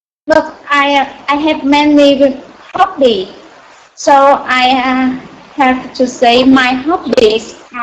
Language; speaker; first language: English; non-native, learner; Vietnamese